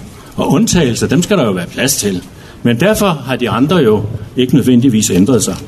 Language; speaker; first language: Danish; native; Danish